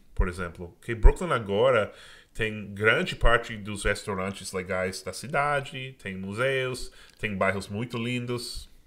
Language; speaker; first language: Portuguese; non-native, fluent; English